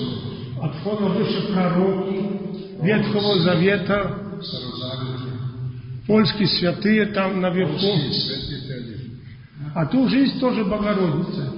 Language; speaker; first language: Russian; non-native, fluent; Polish